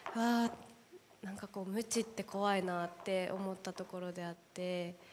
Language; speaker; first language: Japanese; native; Japanese